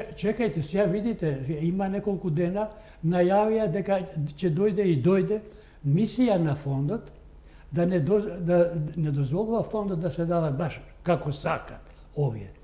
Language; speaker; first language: Macedonian; non-native, local second language; Albanian